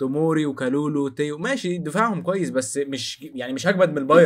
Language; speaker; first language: Arabic; native; Arabic